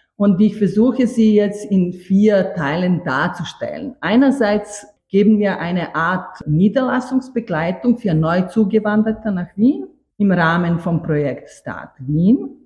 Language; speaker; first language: German; non-native, fluent; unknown